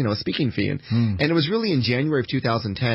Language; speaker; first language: English; native; English